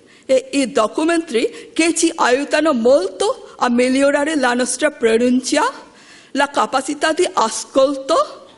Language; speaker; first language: Italian; non-native, learner; Bangla